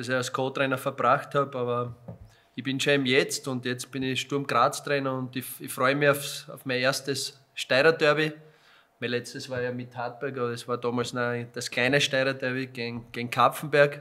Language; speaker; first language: German; native; German